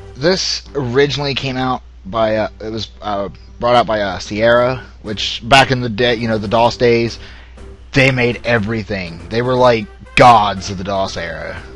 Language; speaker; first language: English; native; English